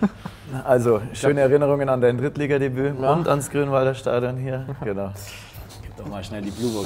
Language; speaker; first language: German; native; German